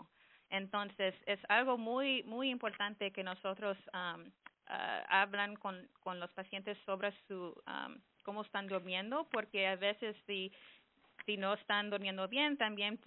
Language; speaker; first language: Spanish; early bilingual, heritage; English